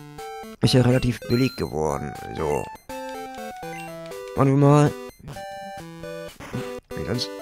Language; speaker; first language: German; native; German